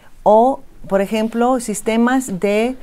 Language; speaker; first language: Spanish; non-native, fluent; English